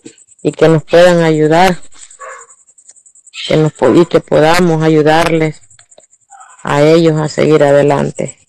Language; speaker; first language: Spanish; native; Spanish